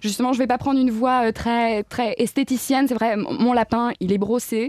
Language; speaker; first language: French; native; French